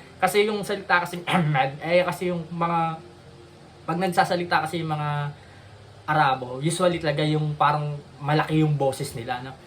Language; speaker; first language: Filipino; native; Filipino